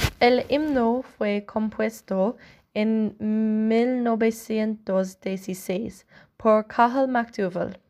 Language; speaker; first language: Spanish; non-native, learner; English